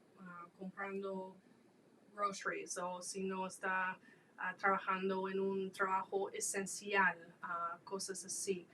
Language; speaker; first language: Spanish; non-native, fluent; English